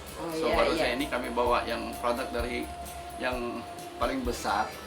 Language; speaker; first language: Indonesian; non-native, fluent; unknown